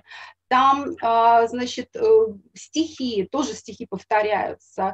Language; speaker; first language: Russian; native; Russian